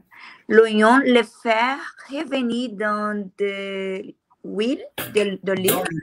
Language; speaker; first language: French; non-native, learner; Portuguese